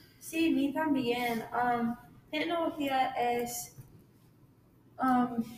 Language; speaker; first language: Spanish; non-native, learner; English